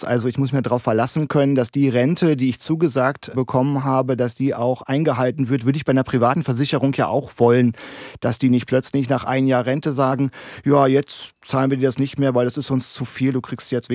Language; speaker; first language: German; native; German